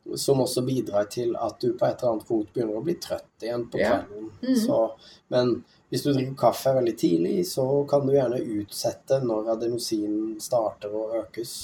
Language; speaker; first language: Norwegian; native; Norwegian